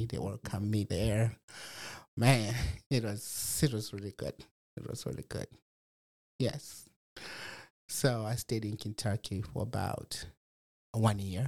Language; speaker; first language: English; non-native, local second language; Nyanja